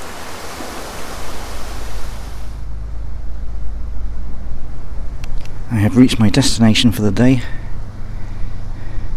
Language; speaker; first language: English; native; English